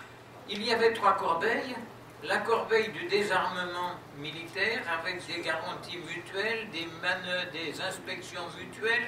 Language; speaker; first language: French; native; French